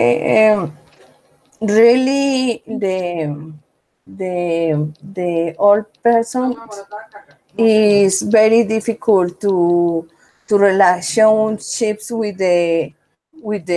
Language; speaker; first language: English; non-native, learner; Spanish